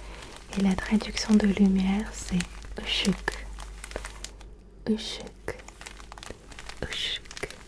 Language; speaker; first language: French; early bilingual, other home language; Turkish